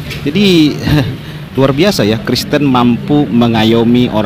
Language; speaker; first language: Indonesian; native; Indonesian